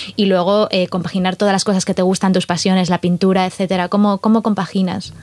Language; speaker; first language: Spanish; native; Spanish